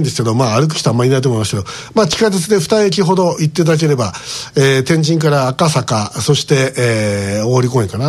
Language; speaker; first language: Japanese; native; Japanese